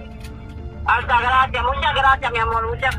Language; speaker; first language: Spanish; native; Spanish